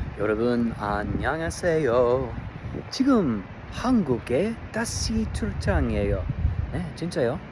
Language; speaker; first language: Korean; non-native, learner; English